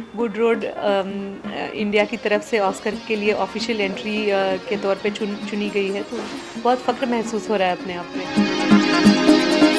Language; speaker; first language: Hindi; non-native, local second language; Marathi